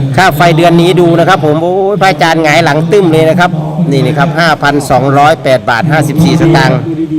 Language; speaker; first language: Thai; native; Thai